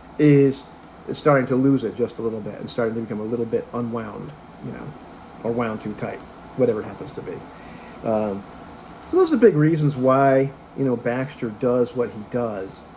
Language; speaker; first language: English; native; English